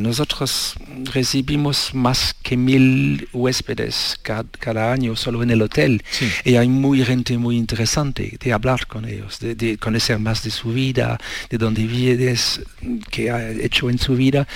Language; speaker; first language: Spanish; non-native, learner; French